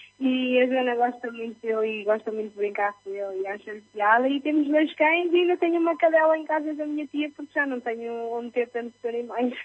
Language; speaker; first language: Portuguese; early bilingual, other home language; Spanish